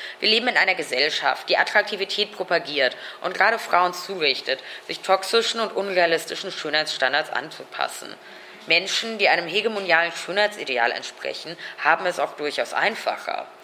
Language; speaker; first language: German; native; German